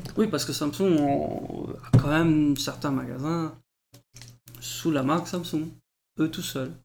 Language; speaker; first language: French; early bilingual, other home language; Portuguese